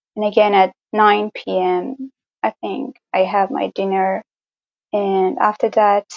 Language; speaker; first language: English; non-native, fluent; Persian